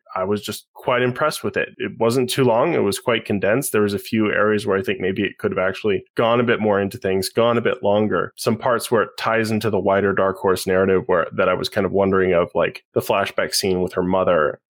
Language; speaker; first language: English; native; English